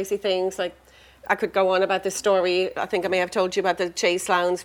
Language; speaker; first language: English; non-native, fluent; German